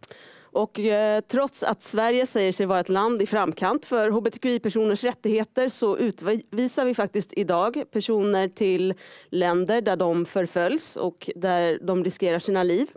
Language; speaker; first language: Swedish; native; Swedish